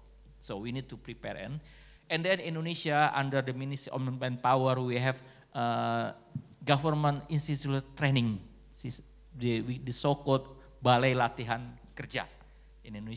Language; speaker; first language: English; non-native, local second language; Indonesian